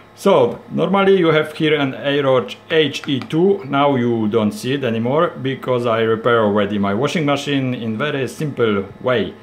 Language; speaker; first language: English; non-native, learner; Polish